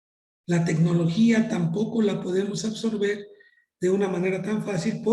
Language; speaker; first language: Spanish; native; Spanish